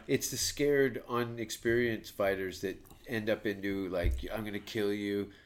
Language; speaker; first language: English; native; English